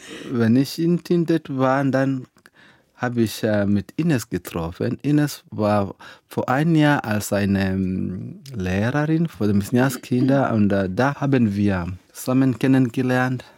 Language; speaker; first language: German; non-native, learner; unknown